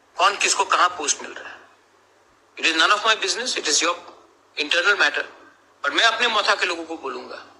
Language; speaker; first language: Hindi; non-native, local second language; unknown